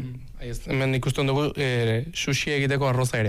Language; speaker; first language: Basque; native; Basque